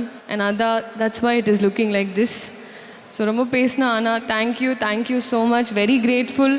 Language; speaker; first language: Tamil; non-native, learner; Telugu